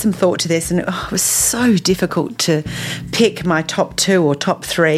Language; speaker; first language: English; native; English